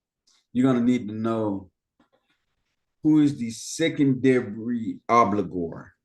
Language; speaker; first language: English; native; English